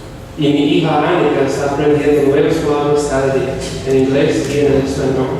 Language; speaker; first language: Spanish; non-native, fluent; English